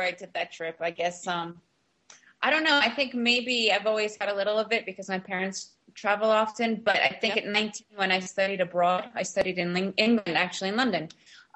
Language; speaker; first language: English; early bilingual, other home language; Russian